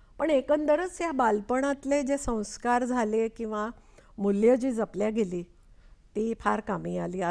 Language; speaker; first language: Marathi; non-native, local second language; Konkani